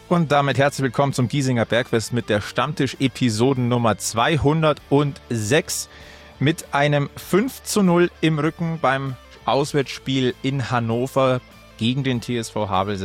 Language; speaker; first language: German; native; German